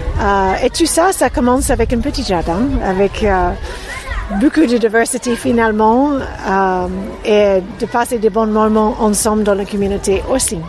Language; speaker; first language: French; non-native, fluent; English